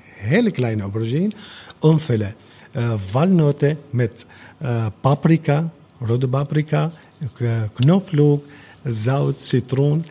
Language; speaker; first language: Dutch; non-native, learner; Arabic